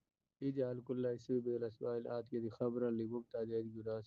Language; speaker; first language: Arabic; non-native, fluent; Urdu